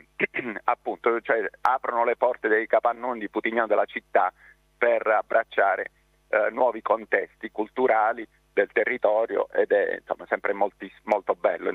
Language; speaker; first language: Italian; native; Italian